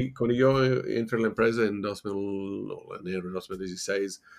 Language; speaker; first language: Spanish; non-native, learner; English